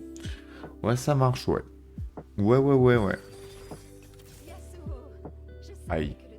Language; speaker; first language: French; native; French